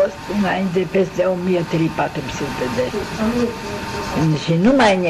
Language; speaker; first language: Romanian; non-native, local second language; German